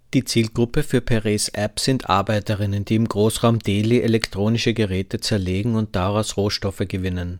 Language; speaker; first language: German; native; German